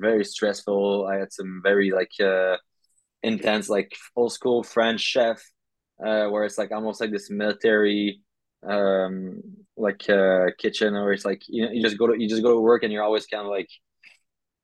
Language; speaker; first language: English; non-native, fluent; French